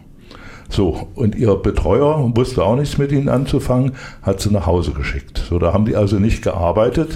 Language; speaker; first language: German; native; German